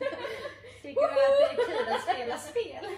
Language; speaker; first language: Swedish; native; Swedish